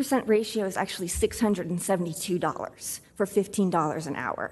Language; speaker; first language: English; native; English